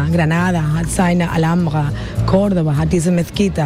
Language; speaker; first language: German; non-native, fluent; Spanish